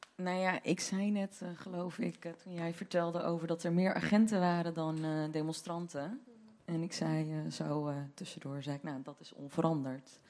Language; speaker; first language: Dutch; native; Dutch